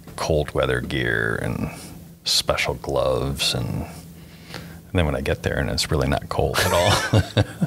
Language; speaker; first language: English; native; English